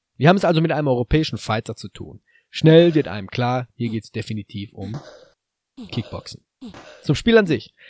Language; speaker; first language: German; native; German